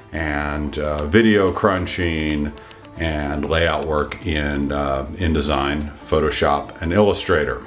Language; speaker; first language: English; native; English